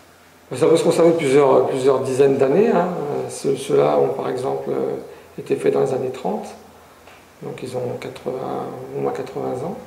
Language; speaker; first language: French; native; French